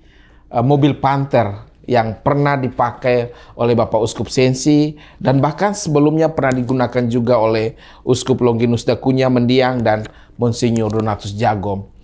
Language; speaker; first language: Indonesian; native; Indonesian